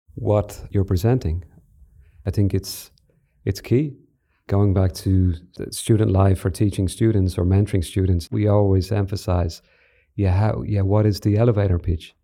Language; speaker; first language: English; native; English